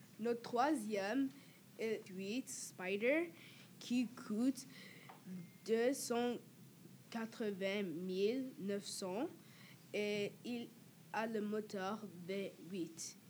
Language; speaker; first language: French; non-native, learner; English